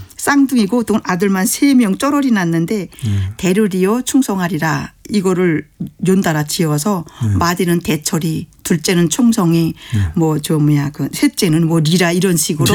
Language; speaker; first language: Korean; native; Korean